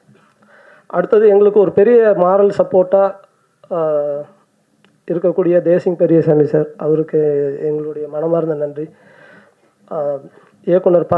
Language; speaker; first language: Tamil; native; Tamil